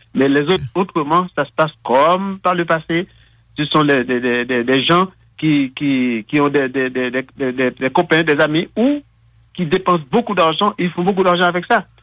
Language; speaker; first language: French; non-native, local second language; Haitian Creole